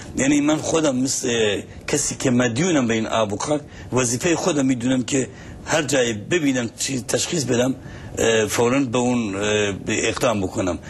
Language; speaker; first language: Persian; non-native, local second language; Central Kurdish